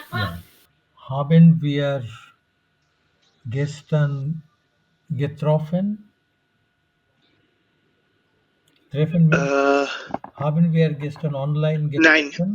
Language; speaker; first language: German; non-native, learner; Bangla